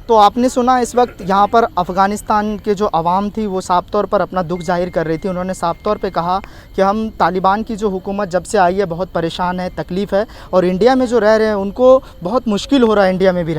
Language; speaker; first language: Hindi; native; Hindi